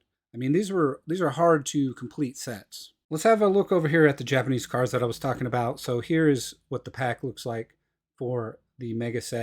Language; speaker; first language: English; native; English